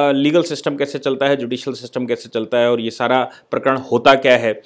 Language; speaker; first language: Hindi; native; Hindi